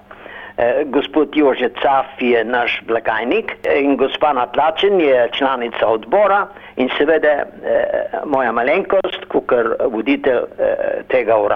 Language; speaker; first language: Slovenian; early bilingual, heritage; Slovenian